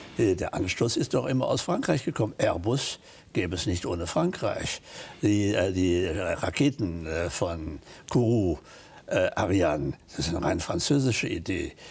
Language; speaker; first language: German; native; German